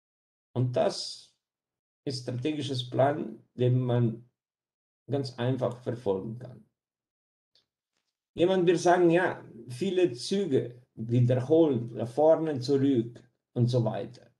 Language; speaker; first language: German; non-native, fluent; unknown